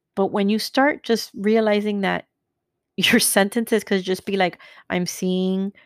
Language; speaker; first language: English; native; English